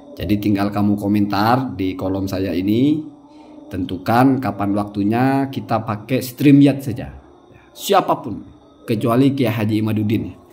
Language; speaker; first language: Indonesian; non-native, local second language; Madurese